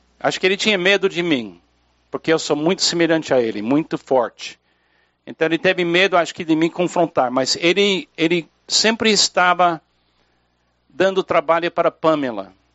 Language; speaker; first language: Portuguese; non-native, fluent; English